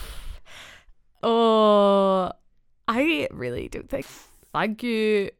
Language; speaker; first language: English; native; English